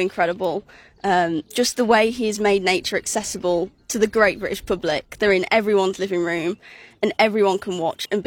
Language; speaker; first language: English; native; English